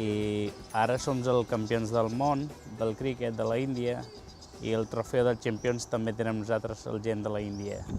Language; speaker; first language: Catalan; non-native, learner; Punjabi